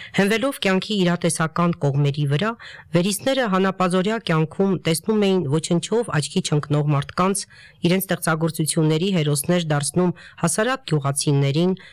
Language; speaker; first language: Armenian; native; Armenian